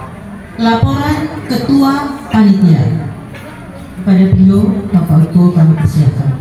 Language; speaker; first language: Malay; non-native, local second language; Javanese